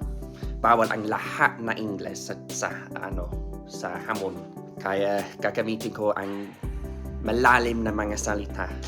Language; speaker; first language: Filipino; non-native, learner; English